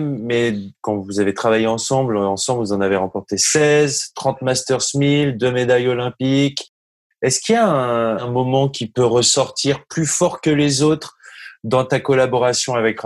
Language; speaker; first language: French; native; French